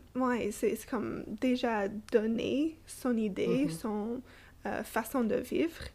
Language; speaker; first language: French; non-native, fluent; English